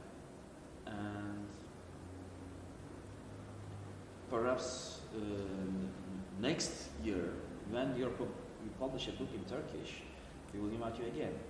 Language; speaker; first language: English; non-native, learner; Turkish